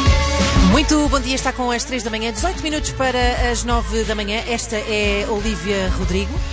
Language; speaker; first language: Portuguese; native; Portuguese